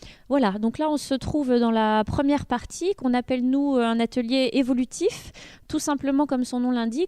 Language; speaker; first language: French; native; French